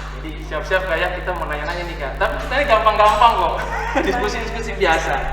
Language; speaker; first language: Indonesian; native; Indonesian